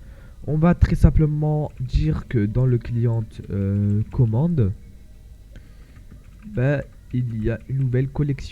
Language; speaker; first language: French; native; French